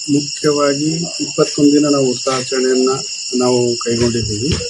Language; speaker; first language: Kannada; non-native, local second language; Lambadi